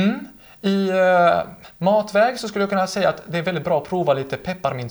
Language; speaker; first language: Swedish; native; Swedish